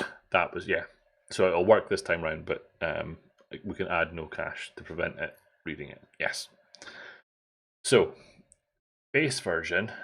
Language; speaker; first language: English; native; English